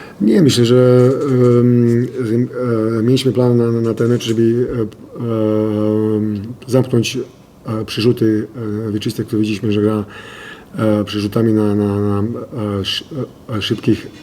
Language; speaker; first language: Polish; non-native, fluent; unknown